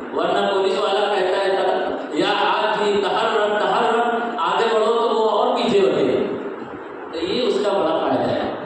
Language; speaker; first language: Urdu; native; Urdu